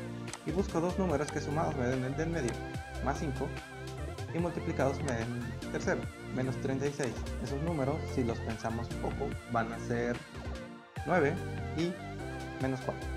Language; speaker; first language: Spanish; native; Spanish